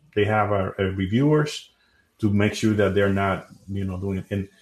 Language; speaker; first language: English; non-native, fluent; Spanish